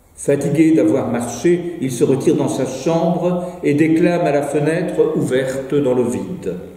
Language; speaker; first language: French; native; French